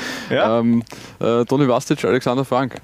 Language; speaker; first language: German; native; German